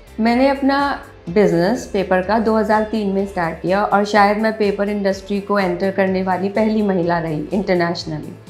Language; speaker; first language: Hindi; native; Hindi